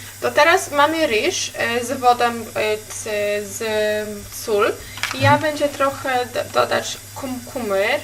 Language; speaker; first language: Polish; non-native, learner; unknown